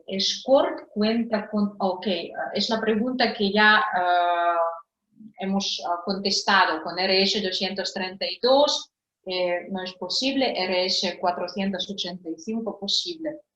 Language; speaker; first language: Spanish; non-native, fluent; Russian